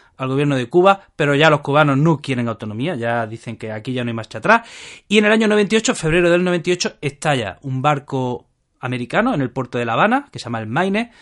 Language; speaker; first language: Spanish; native; Spanish